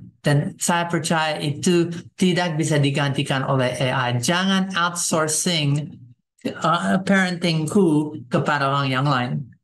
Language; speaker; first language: Indonesian; non-native, fluent; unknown